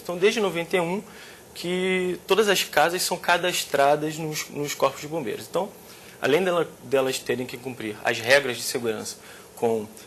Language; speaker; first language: Portuguese; native; Portuguese